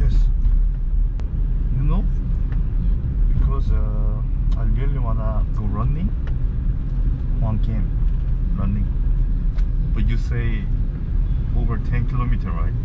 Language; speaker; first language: English; non-native, learner; Korean